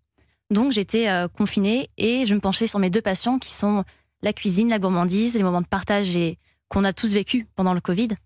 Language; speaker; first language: French; native; French